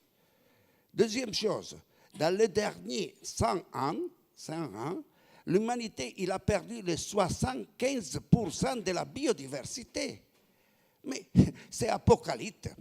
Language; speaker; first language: French; non-native, fluent; Italian